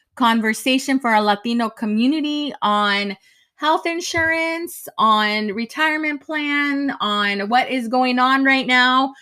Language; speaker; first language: English; early bilingual, other home language; Spanish